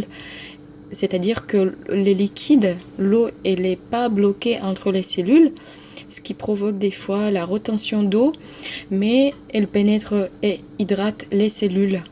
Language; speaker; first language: French; non-native, fluent; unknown